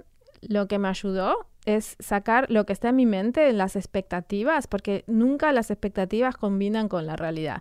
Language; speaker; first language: Spanish; native; Spanish